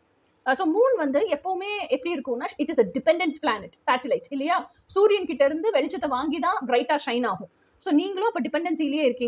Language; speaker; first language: Tamil; native; Tamil